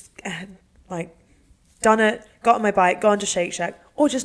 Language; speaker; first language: English; native; English